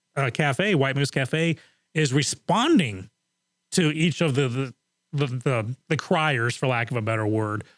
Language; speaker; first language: English; native; English